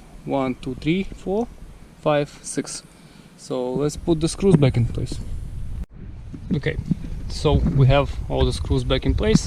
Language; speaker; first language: English; non-native, fluent; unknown